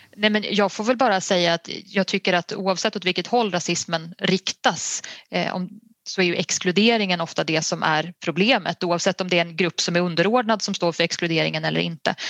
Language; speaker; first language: Swedish; native; Swedish